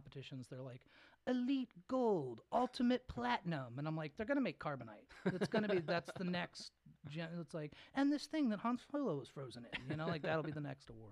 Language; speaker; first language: English; native; English